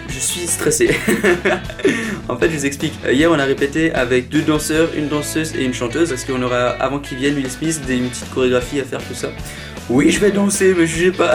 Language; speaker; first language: French; native; French